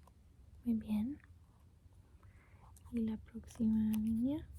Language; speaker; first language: Spanish; non-native, learner; English